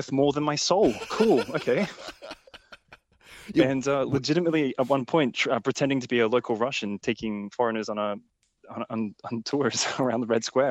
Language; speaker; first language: English; native; English